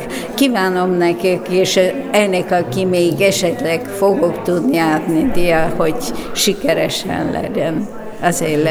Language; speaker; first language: Hungarian; non-native, fluent; Bulgarian